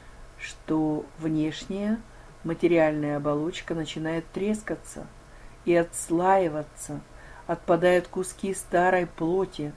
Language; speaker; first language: Russian; native; Russian